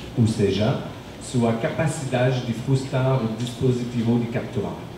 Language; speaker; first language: Portuguese; non-native, learner; French